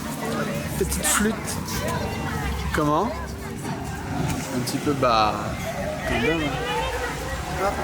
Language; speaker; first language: French; native; French